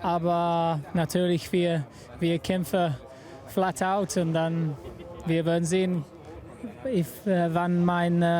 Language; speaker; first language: German; non-native, learner; English